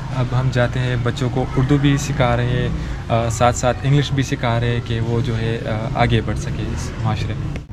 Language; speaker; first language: Urdu; non-native, local second language; Pashto